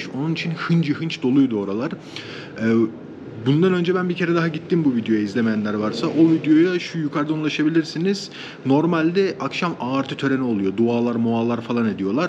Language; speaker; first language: Turkish; native; Turkish